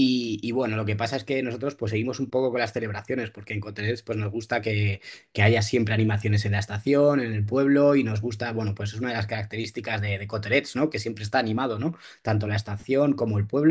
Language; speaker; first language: Spanish; native; Spanish